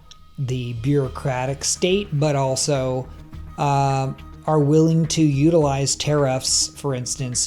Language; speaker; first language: English; native; English